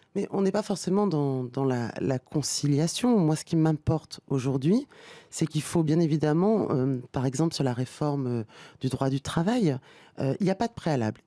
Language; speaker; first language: French; native; French